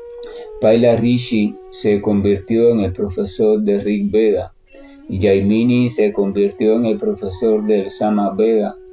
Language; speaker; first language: Spanish; native; Spanish